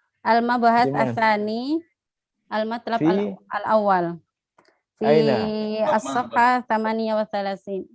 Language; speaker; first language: Arabic; non-native, learner; Indonesian